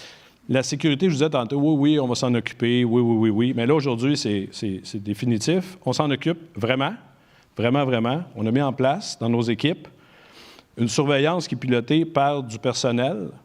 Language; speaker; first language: French; native; French